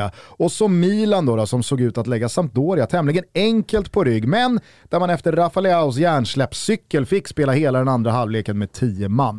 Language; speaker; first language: Swedish; native; Swedish